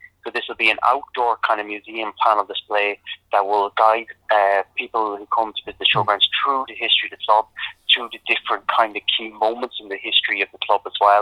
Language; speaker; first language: English; native; English